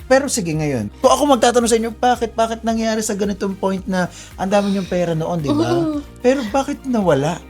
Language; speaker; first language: Filipino; native; Filipino